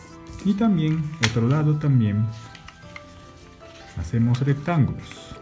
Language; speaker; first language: Spanish; non-native, learner; Japanese